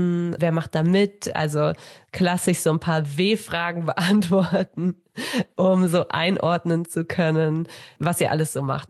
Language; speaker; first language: German; native; German